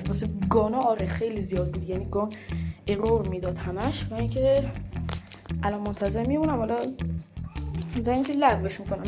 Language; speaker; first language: Persian; native; Persian